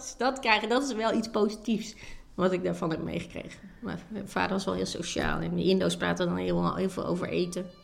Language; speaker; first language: Dutch; native; Dutch